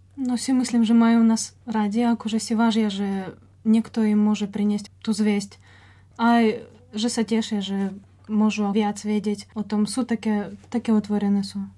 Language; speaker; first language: Slovak; non-native, fluent; Russian